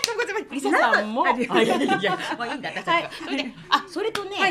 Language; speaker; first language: Japanese; native; Japanese